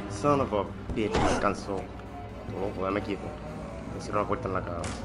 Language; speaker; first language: Spanish; native; Spanish